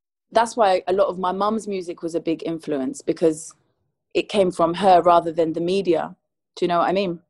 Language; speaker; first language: English; early bilingual, other home language; Spanish